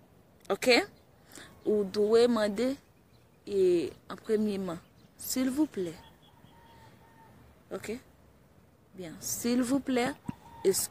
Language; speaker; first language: French; non-native, learner; Haitian Creole